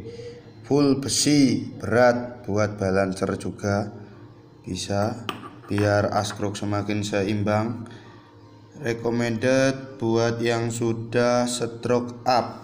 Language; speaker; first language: Indonesian; non-native, local second language; Javanese